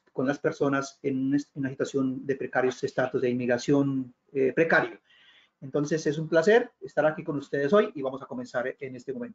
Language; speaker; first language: Spanish; native; Spanish